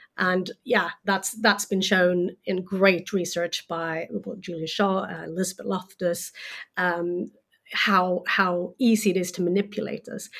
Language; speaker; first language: English; non-native, fluent; Swedish